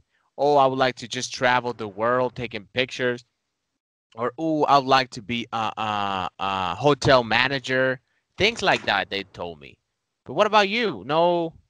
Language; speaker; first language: English; non-native, fluent; Spanish